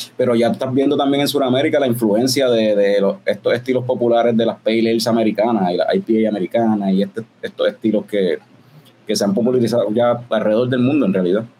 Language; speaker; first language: Spanish; native; Spanish